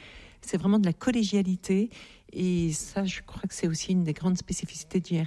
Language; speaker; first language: French; native; French